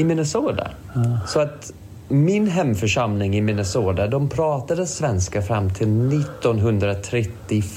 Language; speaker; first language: Swedish; non-native, fluent; English